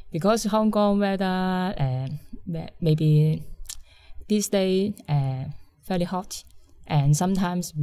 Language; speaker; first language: English; non-native, learner; Cantonese